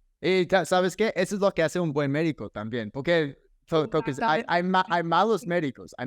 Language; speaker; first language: Spanish; non-native, fluent; English